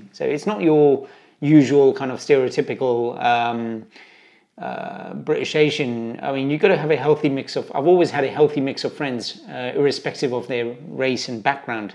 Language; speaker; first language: English; native; English